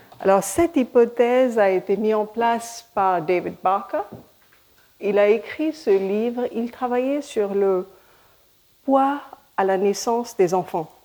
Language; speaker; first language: French; non-native, fluent; Hindi